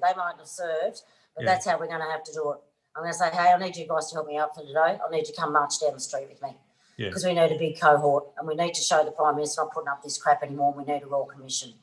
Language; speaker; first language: English; native; English